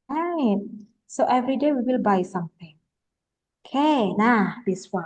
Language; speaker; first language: English; non-native, fluent; Indonesian